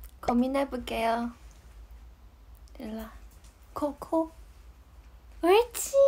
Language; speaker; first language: Korean; non-native, fluent; Chinese